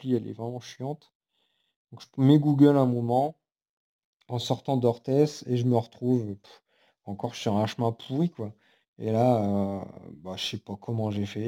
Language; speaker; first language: French; native; French